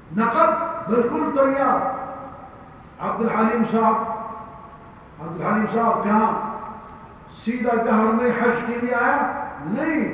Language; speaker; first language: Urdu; non-native, learner; Arabic